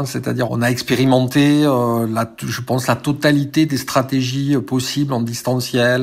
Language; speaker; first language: French; native; French